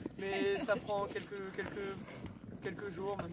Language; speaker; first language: French; native; French